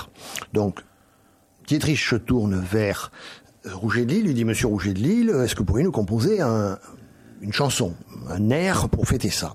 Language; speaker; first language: French; native; French